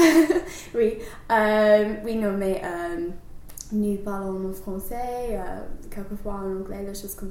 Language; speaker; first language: French; non-native, learner; English